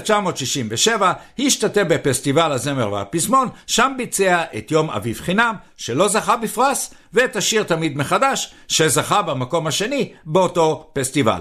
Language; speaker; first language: Hebrew; native; Hebrew